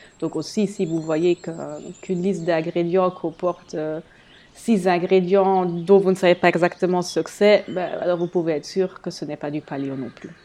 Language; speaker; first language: French; non-native, fluent; German